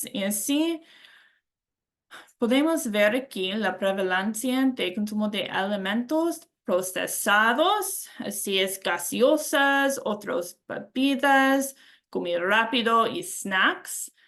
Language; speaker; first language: Spanish; non-native, learner; English